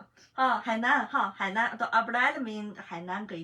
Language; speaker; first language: Hindi; non-native, fluent; Chinese